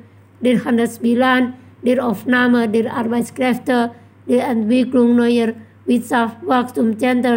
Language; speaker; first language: German; non-native, fluent; Indonesian